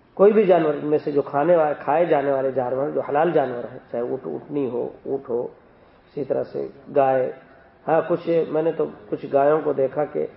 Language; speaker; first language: Urdu; native; Urdu